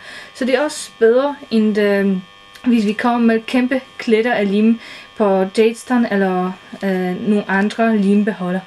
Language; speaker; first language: Danish; non-native, fluent; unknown